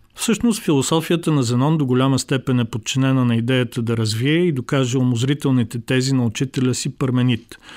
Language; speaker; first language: Bulgarian; native; Bulgarian